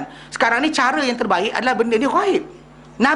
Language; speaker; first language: Malay; native; Malay